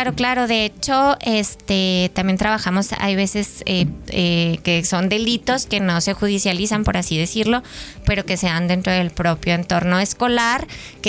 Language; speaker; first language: Spanish; native; Spanish